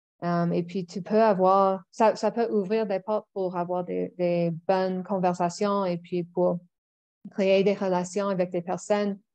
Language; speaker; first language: French; non-native, local second language; English